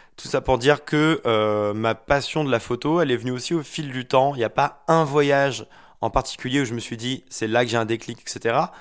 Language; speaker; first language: French; native; French